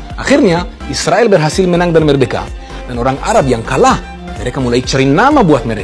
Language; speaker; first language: Indonesian; non-native, fluent; Hebrew